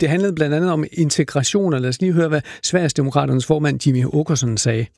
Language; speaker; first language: Danish; native; Danish